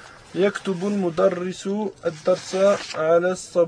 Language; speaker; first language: Arabic; non-native, learner; French